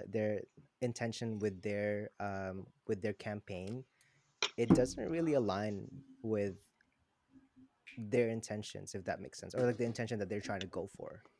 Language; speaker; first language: English; non-native, local second language; Filipino